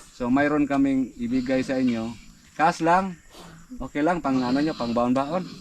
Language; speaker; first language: Filipino; non-native, local second language; Cebuano